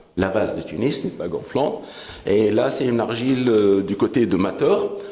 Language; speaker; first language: French; non-native, local second language; Arabic